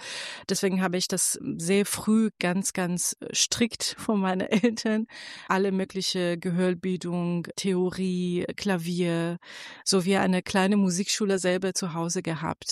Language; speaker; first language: German; non-native, fluent; Persian